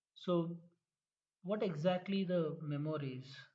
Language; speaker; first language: English; non-native, local second language; Kannada